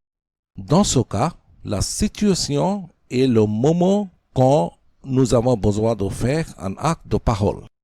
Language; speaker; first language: French; non-native, fluent; Bangla